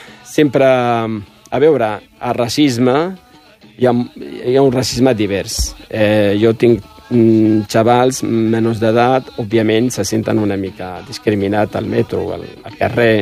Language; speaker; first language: Catalan; early bilingual, other home language; Riffian